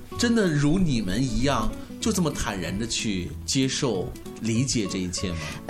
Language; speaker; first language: Chinese; native; Chinese